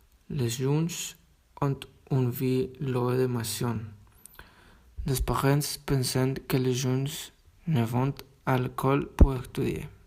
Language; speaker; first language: French; non-native, learner; Spanish